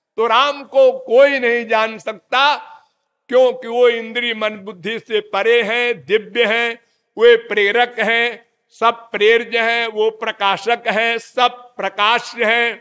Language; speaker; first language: Hindi; native; Hindi